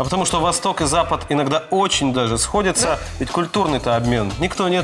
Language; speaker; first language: Russian; native; Russian